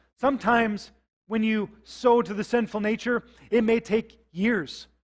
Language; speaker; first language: English; native; English